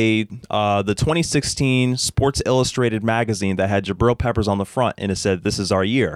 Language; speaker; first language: English; native; English